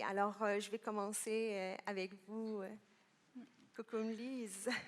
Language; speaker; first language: French; non-native, local second language; Arabic